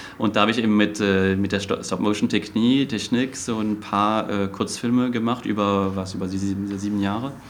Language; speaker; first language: German; non-native, local second language; Luxembourgish